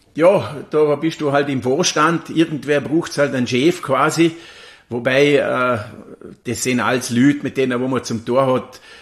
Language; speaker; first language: German; native; German